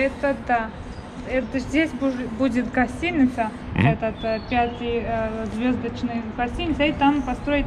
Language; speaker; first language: Russian; non-native, learner; Georgian